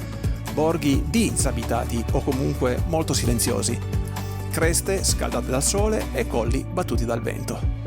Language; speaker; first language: Italian; native; Italian